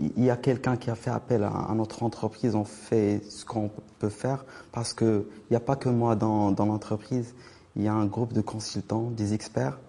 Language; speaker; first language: French; non-native, local second language; Arabic